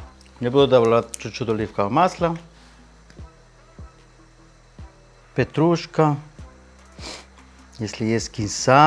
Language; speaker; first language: Russian; non-native, learner; Spanish